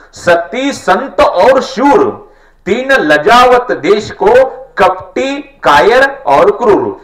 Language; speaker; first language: Hindi; non-native, local second language; Marathi